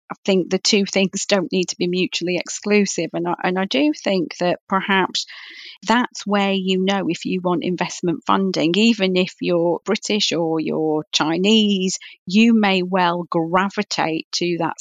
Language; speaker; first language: English; native; English